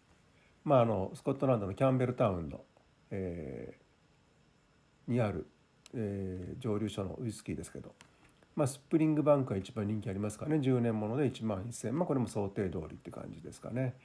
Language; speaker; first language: Japanese; native; Japanese